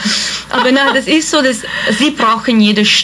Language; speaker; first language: German; non-native, fluent; Hungarian